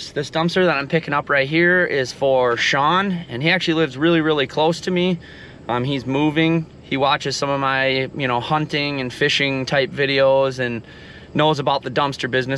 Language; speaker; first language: English; native; English